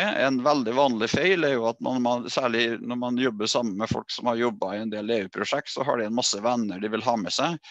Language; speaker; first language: Norwegian; native; Norwegian